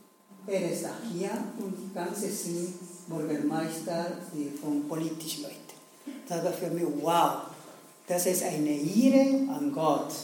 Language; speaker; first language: German; non-native, learner; Spanish